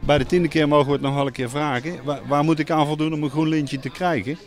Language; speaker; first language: Dutch; native; Dutch